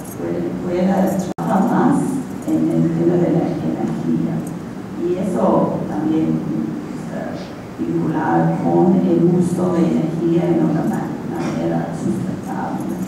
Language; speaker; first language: Spanish; non-native, fluent; English